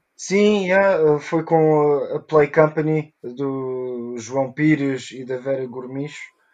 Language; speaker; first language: Portuguese; early bilingual, heritage; Portuguese